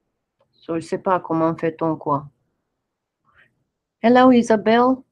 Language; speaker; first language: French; non-native, fluent; English